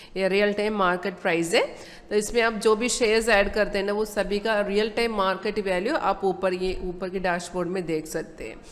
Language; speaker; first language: Hindi; non-native, local second language; Malayalam